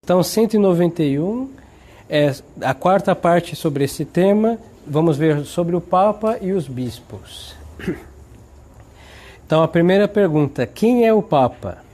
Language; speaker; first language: Portuguese; native; Portuguese